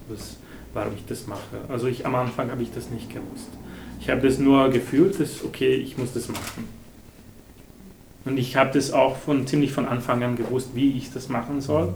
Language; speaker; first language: German; non-native, fluent; Hungarian